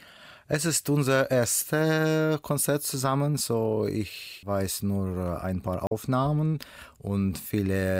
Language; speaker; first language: German; non-native, learner; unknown